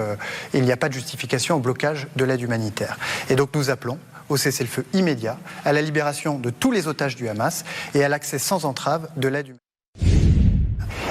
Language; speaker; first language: French; native; French